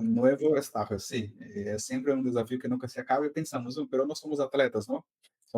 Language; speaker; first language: Spanish; non-native, fluent; Portuguese